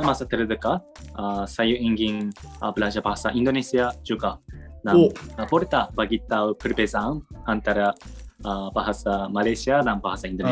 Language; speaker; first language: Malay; non-native, learner; Japanese